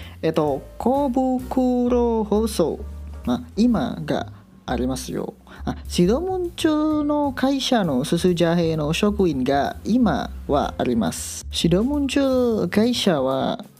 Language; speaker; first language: Japanese; non-native, learner; Indonesian